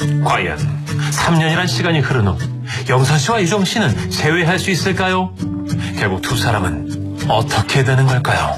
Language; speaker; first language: Korean; native; Korean